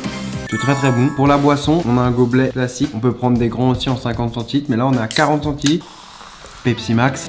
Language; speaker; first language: French; native; French